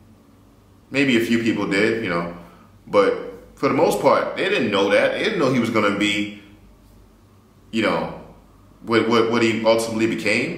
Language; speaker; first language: English; native; English